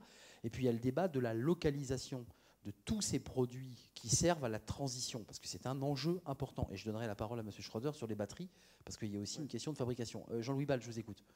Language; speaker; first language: French; native; French